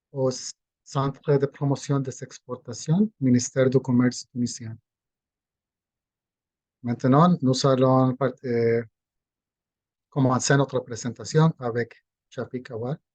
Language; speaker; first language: French; non-native, fluent; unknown